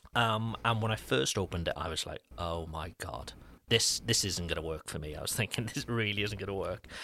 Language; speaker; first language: English; native; English